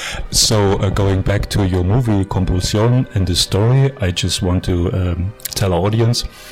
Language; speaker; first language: English; non-native, fluent; German